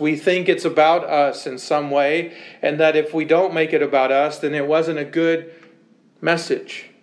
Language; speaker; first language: English; native; English